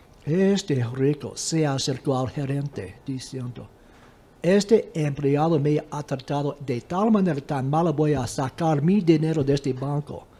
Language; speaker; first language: Spanish; non-native, fluent; English